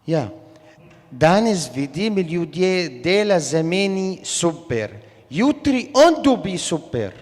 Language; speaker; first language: Slovenian; non-native, learner; Arabic